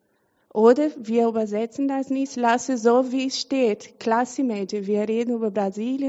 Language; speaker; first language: German; non-native, fluent; Portuguese